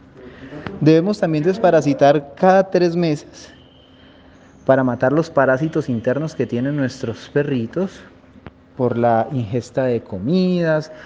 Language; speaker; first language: Spanish; native; Spanish